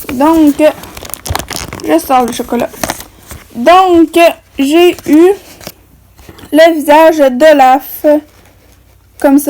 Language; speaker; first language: French; native; French